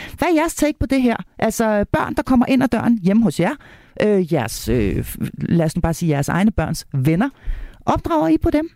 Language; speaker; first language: Danish; native; Danish